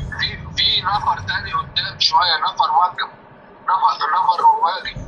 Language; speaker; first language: Arabic; non-native, learner; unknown